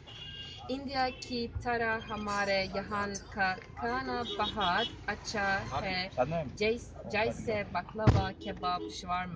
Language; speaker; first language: Hindi; non-native, learner; Turkish